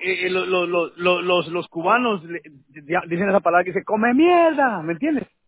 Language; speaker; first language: Spanish; native; Spanish